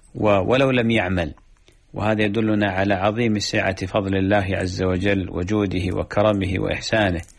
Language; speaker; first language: Arabic; native; Arabic